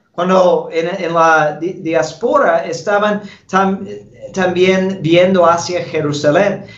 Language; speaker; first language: Spanish; non-native, fluent; English